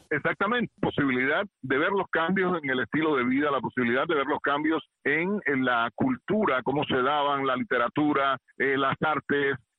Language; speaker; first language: Spanish; native; Spanish